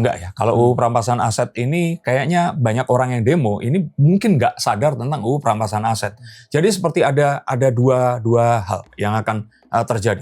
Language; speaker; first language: Indonesian; native; Indonesian